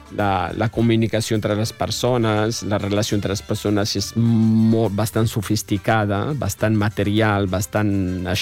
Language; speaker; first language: Catalan; non-native, fluent; Arabic